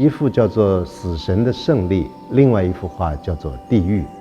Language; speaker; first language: Chinese; native; Chinese